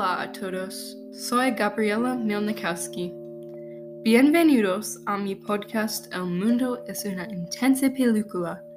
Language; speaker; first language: Spanish; non-native, learner; English